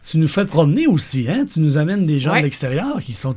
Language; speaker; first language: French; native; French